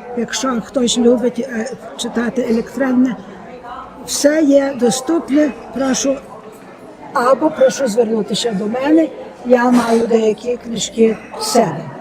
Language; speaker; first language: Ukrainian; early bilingual, heritage; Ukrainian